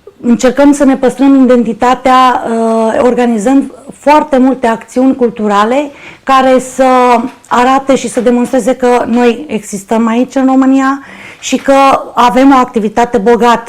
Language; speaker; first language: Romanian; non-native, local second language; Ukrainian